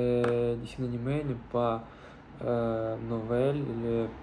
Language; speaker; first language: French; non-native, learner; Russian